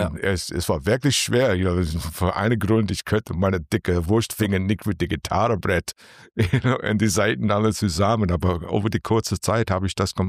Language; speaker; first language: German; non-native, learner; English